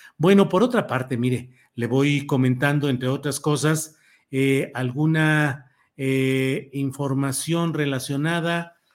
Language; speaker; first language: Spanish; native; Spanish